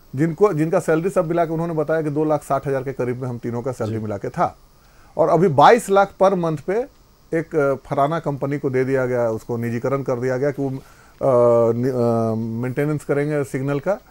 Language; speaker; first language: Hindi; native; Hindi